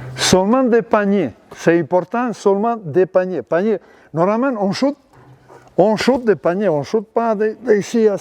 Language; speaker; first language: French; non-native, learner; Serbian